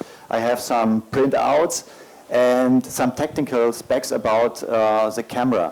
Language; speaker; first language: English; non-native, learner; German